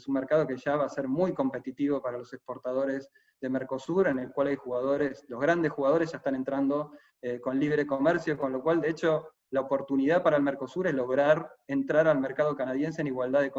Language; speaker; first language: Spanish; native; Spanish